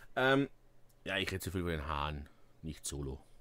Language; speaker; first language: German; native; German